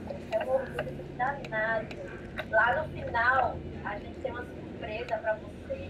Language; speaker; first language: Portuguese; native; Portuguese